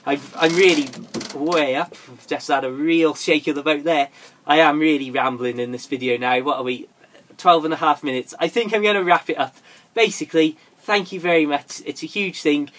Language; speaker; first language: English; native; English